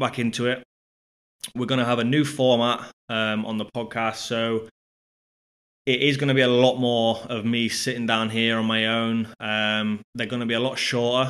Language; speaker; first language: English; native; English